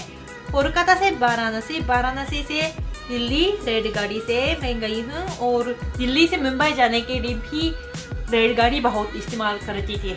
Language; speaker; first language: Hindi; non-native, fluent; Japanese